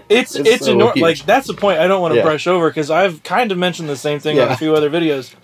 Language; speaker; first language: English; native; English